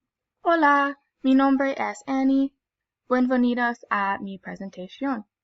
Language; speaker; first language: Spanish; non-native, learner; English